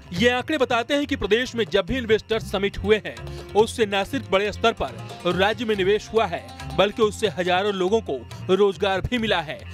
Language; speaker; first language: Hindi; native; Hindi